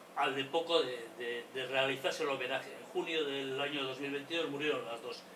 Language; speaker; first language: Spanish; non-native, local second language; Basque